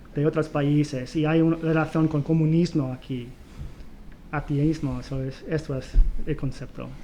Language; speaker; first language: Spanish; non-native, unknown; English